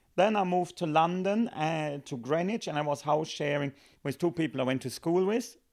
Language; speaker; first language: English; non-native, fluent; German